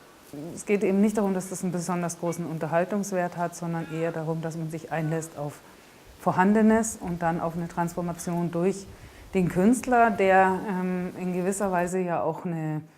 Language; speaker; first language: German; native; German